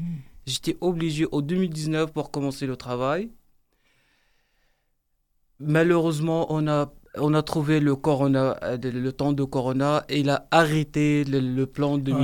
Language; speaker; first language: French; non-native, learner; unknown